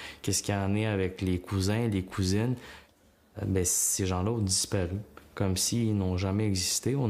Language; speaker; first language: French; non-native, fluent; Uyghur